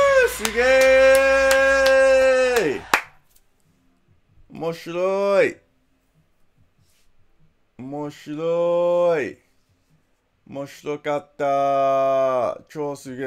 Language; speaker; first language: Japanese; non-native, learner; English